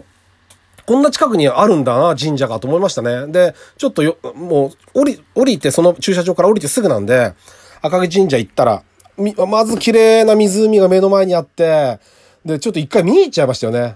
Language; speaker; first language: Japanese; native; Japanese